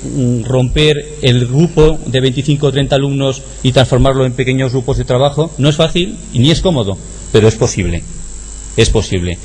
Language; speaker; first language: Spanish; native; Spanish